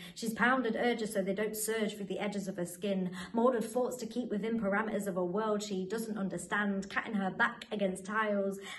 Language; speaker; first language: English; native; English